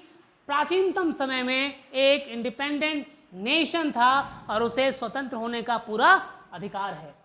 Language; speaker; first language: Hindi; native; Hindi